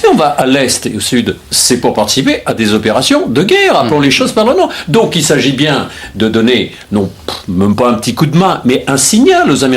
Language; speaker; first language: French; native; French